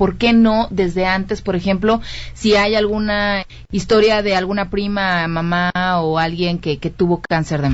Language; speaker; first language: Spanish; native; Spanish